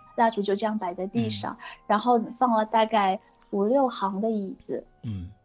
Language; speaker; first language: Chinese; native; Chinese